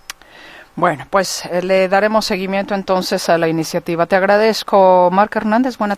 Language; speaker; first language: Spanish; native; Spanish